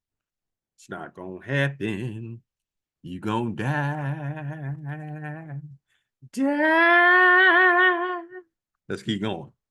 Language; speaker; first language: English; native; English